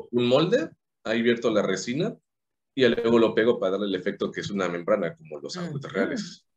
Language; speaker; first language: Spanish; native; Spanish